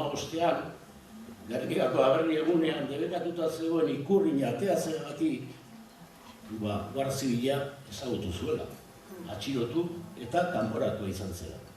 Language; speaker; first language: Basque; native; Basque